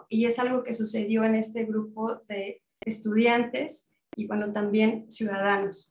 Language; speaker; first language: Spanish; native; Spanish